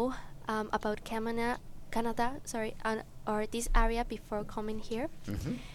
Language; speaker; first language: English; non-native, learner; Spanish